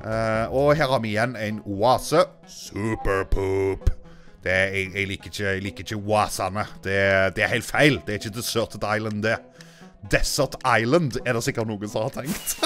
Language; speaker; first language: Norwegian; native; Norwegian